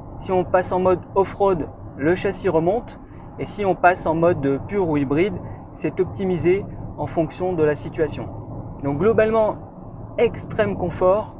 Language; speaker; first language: French; native; French